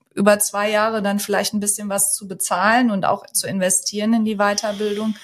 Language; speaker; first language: German; native; German